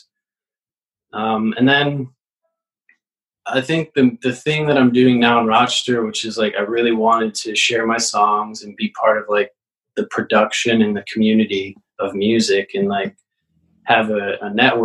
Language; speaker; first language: English; native; English